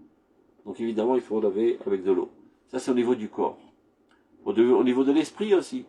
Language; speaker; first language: French; native; French